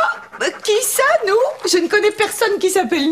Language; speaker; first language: French; native; French